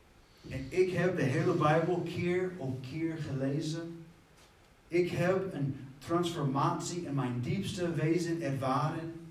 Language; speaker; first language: Dutch; non-native, fluent; English